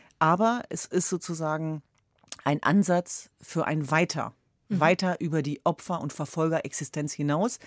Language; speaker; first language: German; early bilingual, other home language; Kurdish